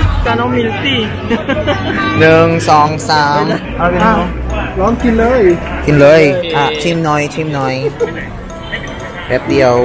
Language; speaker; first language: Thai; non-native, learner; Filipino